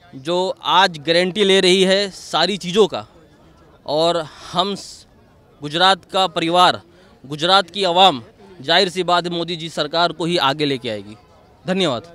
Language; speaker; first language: Hindi; non-native, local second language; Gujarati